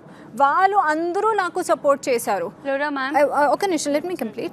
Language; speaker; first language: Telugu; non-native, learner; Hindi